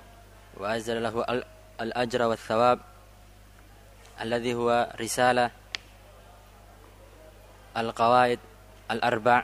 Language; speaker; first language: Arabic; non-native, fluent; Indonesian